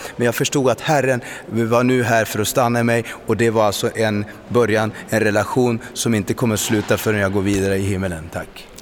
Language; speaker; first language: Swedish; early bilingual, other home language; Spanish